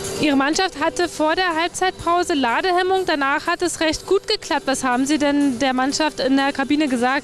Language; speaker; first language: German; native; German